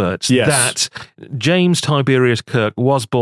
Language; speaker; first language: English; native; English